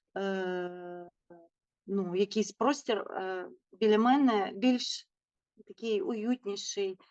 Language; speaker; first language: Ukrainian; non-native, local second language; Russian